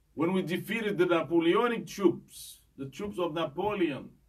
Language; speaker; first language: English; non-native, fluent; Haitian Creole